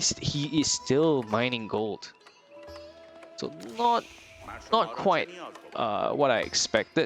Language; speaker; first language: English; native; English